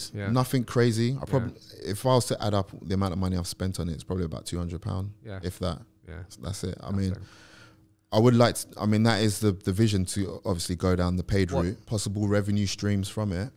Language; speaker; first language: English; native; English